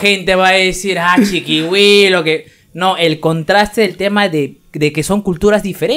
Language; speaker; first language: Spanish; native; Spanish